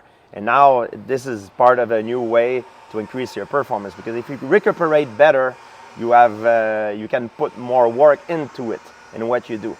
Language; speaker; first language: English; non-native, fluent; French